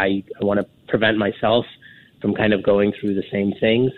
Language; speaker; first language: English; native; English